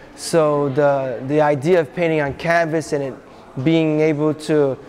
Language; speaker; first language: English; native; English